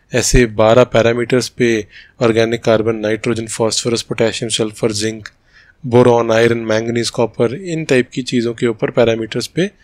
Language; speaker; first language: Hindi; native; Hindi